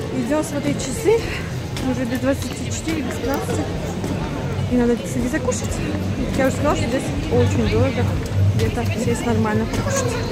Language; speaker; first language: Russian; native; Russian